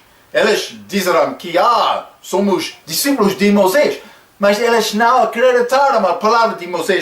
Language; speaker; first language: Portuguese; non-native, fluent; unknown